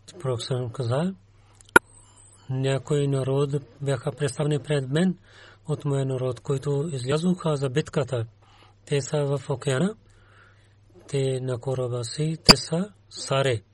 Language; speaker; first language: Bulgarian; non-native, learner; Urdu